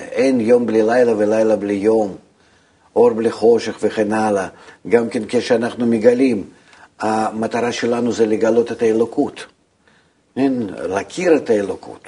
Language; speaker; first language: Hebrew; non-native, fluent; Russian